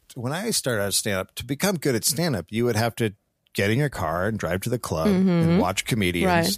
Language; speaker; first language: English; native; English